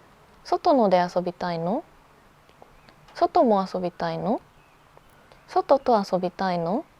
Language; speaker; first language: Japanese; early bilingual, heritage; Japanese